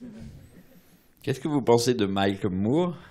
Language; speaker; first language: French; native; French